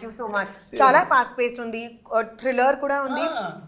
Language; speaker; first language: Telugu; non-native, fluent; Hindi